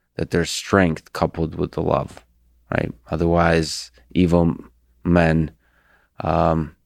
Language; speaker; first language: English; early bilingual, other home language; Russian